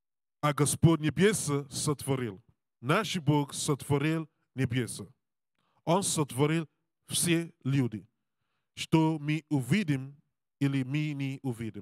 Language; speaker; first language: Russian; non-native, learner; English